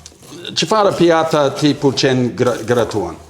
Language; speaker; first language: Albanian; non-native, learner; English